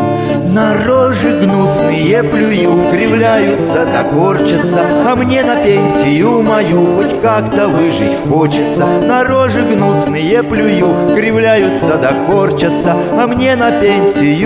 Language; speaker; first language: Russian; native; Russian